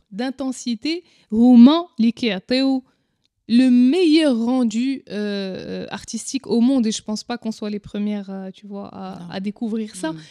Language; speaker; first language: French; non-native, local second language; Arabic